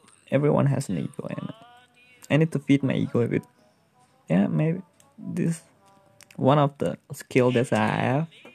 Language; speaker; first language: English; non-native, fluent; Indonesian